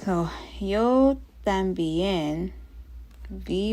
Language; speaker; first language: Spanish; non-native, learner; English